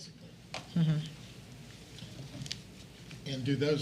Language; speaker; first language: English; native; English